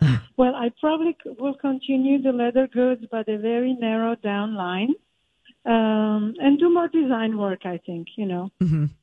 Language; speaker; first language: English; early bilingual, other home language; Turkish